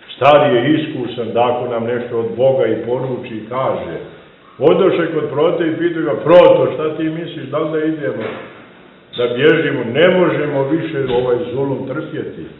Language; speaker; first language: Serbian; native; Serbian